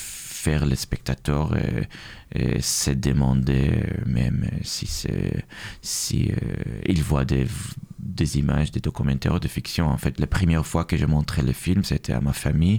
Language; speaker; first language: French; non-native, fluent; Hebrew